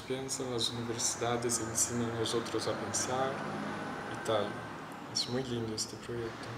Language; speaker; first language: Spanish; non-native, fluent; Portuguese